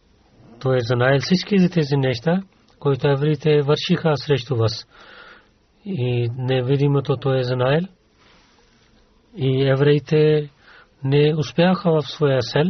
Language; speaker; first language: Bulgarian; non-native, learner; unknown